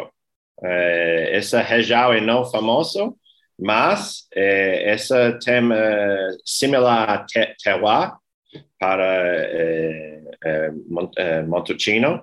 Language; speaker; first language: Portuguese; non-native, learner; English